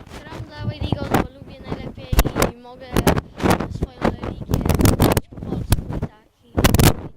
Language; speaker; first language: Polish; early bilingual, heritage; Polish